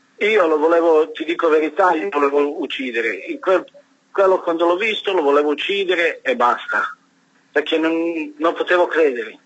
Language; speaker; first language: Italian; non-native, learner; Serbian